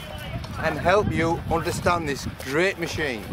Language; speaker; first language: English; native; English